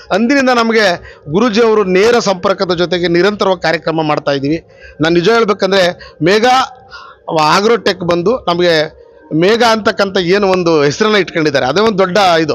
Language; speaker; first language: Kannada; native; Kannada